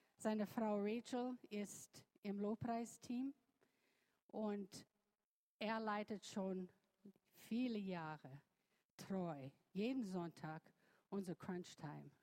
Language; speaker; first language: German; non-native, fluent; English